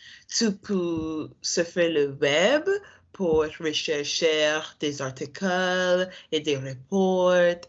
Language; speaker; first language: French; non-native, learner; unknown